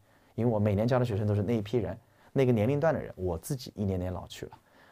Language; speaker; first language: Chinese; native; Chinese